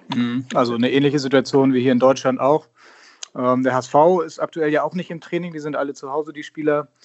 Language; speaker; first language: German; native; German